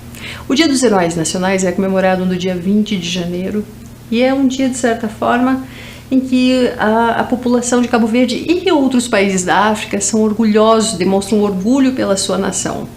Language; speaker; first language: Portuguese; native; Portuguese